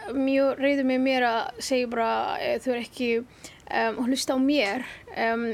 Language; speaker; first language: Icelandic; non-native, fluent; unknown